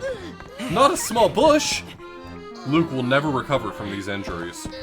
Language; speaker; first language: English; native; English